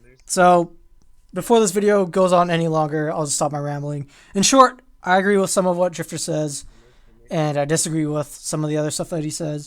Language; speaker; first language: English; native; English